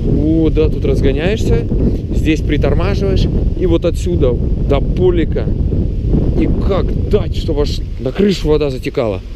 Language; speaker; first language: Russian; early bilingual, heritage; Russian